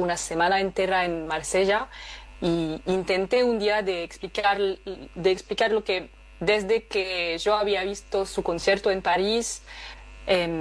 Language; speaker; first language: Spanish; non-native, fluent; French